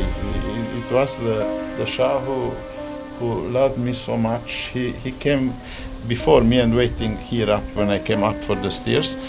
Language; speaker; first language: English; non-native, learner; Hungarian